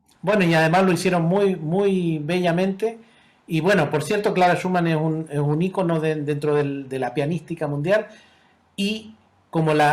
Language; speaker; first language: Spanish; native; Spanish